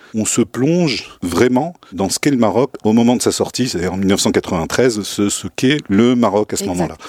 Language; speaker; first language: French; non-native, local second language; Tachelhit